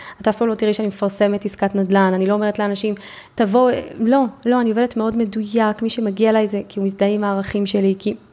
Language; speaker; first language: Hebrew; native; Hebrew